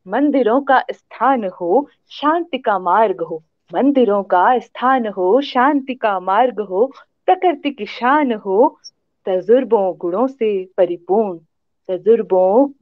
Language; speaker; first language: Hindi; native; Hindi